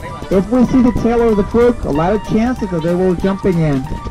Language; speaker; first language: English; non-native, fluent; Spanish